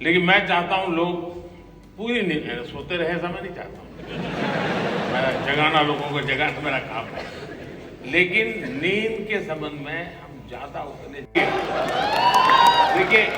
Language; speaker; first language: Hindi; native; Hindi